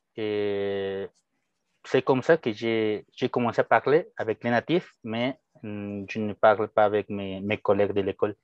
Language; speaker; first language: French; non-native, fluent; Spanish